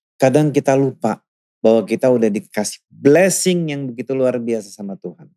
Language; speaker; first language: Indonesian; native; Indonesian